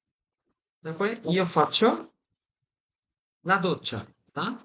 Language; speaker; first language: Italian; non-native, fluent; Bangla